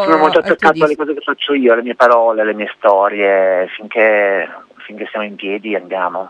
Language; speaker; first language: Italian; native; Italian